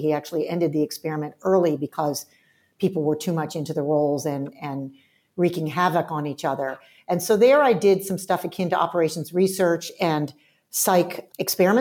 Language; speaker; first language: English; native; English